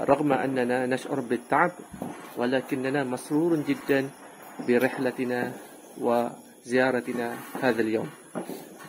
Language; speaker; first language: Arabic; non-native, fluent; Malay